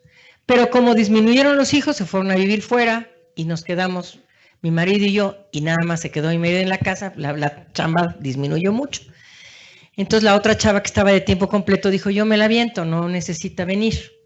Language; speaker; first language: Spanish; native; Spanish